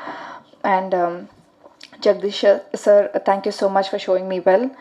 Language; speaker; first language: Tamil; non-native, learner; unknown